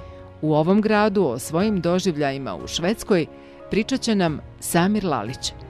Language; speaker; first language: Bosnian; native; Bosnian